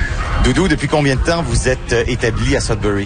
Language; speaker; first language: French; native; French